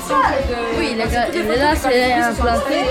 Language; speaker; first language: French; non-native, learner; Romanian